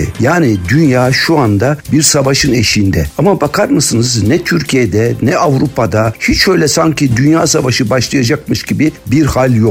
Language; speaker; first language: Turkish; native; Turkish